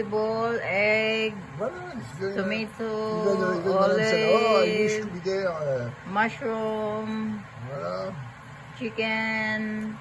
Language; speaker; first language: English; non-native, learner; Filipino